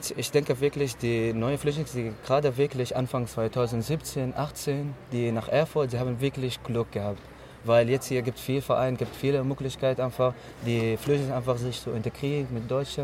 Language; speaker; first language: German; non-native, learner; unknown